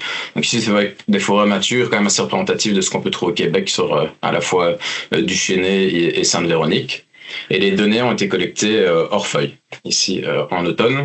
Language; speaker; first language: French; native; French